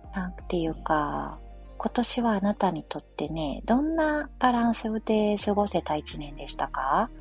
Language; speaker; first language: Japanese; native; Japanese